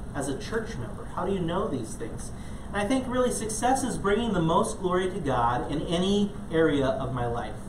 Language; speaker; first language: English; native; English